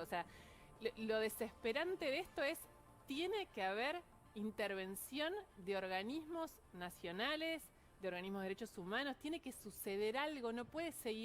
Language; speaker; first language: Spanish; native; Spanish